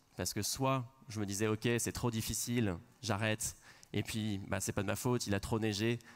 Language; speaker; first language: French; native; French